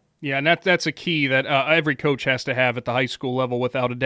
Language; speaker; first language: English; native; English